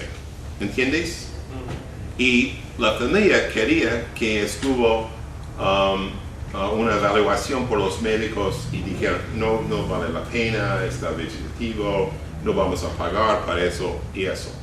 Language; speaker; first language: Spanish; non-native, fluent; English